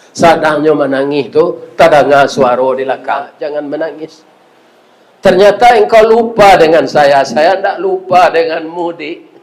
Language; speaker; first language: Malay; non-native, local second language; Minangkabau